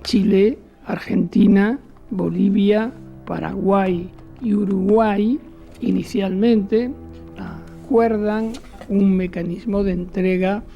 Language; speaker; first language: Spanish; native; Spanish